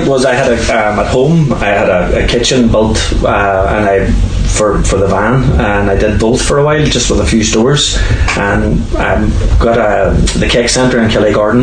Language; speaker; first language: English; native; English